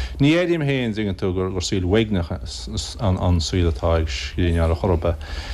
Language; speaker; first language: Irish; native; Irish